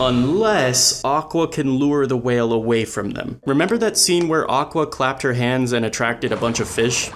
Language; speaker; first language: English; native; English